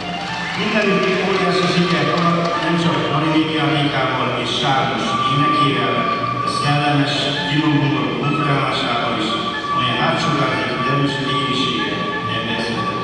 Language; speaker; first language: Hungarian; native; Hungarian